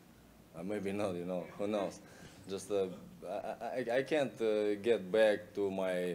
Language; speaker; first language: English; non-native, learner; Russian